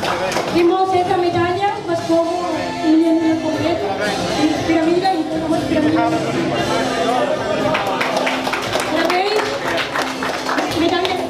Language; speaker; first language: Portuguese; non-native, learner; Tetum